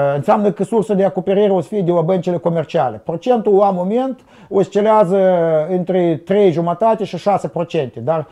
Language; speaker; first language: Romanian; non-native, local second language; Russian